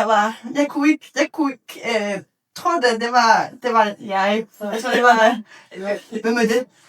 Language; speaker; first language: Danish; non-native, learner; Spanish